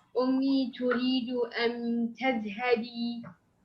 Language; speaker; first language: Arabic; non-native, learner; English